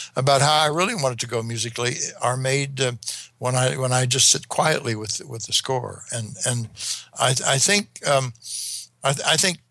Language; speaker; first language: English; native; English